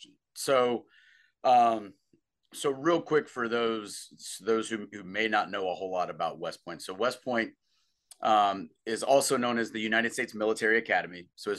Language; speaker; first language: English; native; English